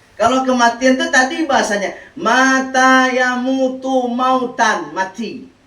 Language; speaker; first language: Malay; non-native, local second language; Minangkabau